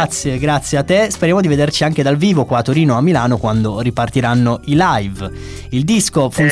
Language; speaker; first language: Italian; native; Italian